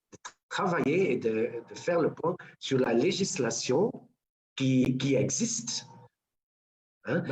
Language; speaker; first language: French; non-native, local second language; Dutch